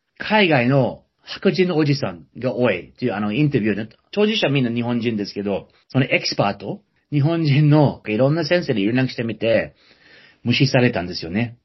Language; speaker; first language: Japanese; non-native, fluent; English